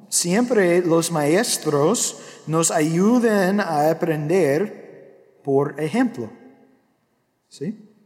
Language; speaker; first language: Spanish; non-native, fluent; English